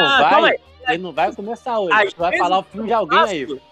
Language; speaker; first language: Portuguese; native; Portuguese